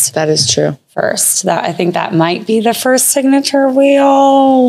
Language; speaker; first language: English; native; English